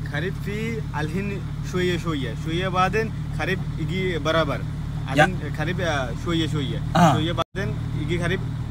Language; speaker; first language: Arabic; non-native, learner; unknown